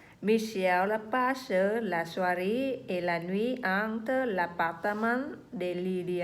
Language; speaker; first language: French; non-native, learner; Vietnamese